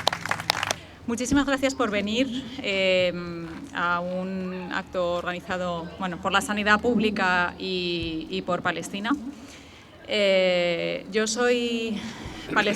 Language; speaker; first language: Spanish; early bilingual, other home language; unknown